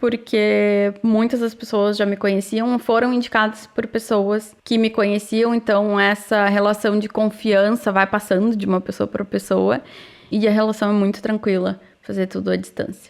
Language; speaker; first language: Portuguese; native; Portuguese